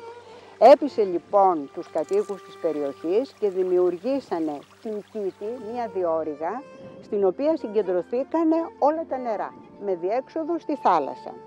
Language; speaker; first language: Greek; native; Greek